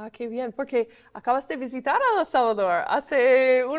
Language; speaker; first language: Spanish; non-native, fluent; English